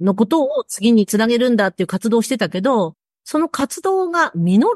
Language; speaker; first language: Japanese; native; Japanese